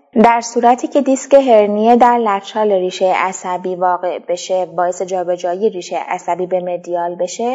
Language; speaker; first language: Persian; native; Persian